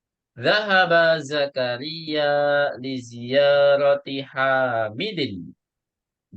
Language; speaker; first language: Arabic; non-native, learner; Indonesian